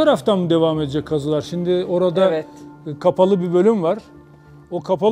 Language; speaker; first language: Turkish; native; Turkish